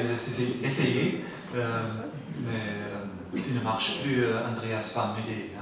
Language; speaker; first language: French; non-native, learner; German